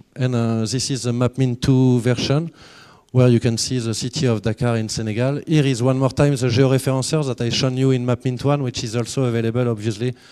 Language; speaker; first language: English; non-native, fluent; French